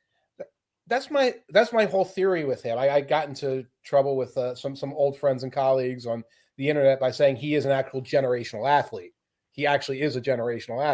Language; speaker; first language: English; native; English